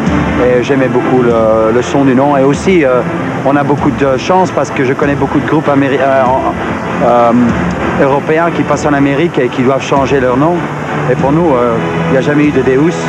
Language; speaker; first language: French; non-native, local second language; Dutch